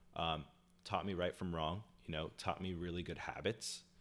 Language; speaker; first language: English; early bilingual, other home language; Hindi